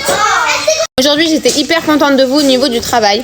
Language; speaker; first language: French; native; French